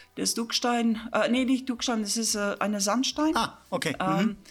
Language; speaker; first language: German; non-native, fluent; Afrikaans